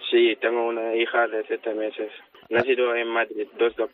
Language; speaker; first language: Spanish; non-native, learner; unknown